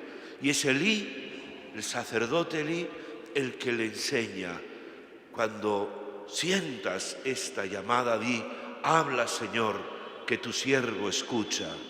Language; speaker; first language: Spanish; native; Spanish